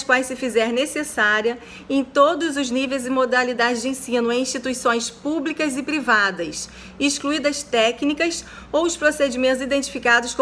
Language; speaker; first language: Portuguese; native; Portuguese